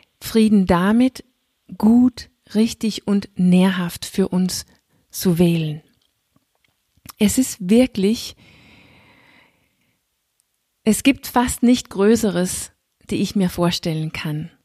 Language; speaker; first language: German; non-native, fluent; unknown